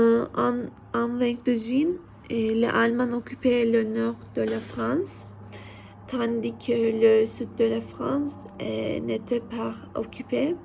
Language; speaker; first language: French; non-native, learner; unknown